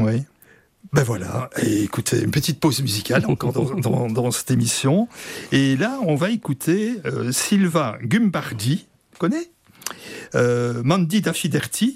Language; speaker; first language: French; native; French